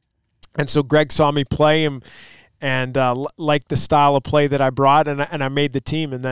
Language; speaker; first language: English; native; English